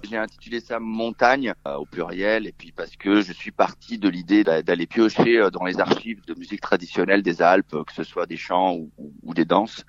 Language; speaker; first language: French; non-native, fluent; Italian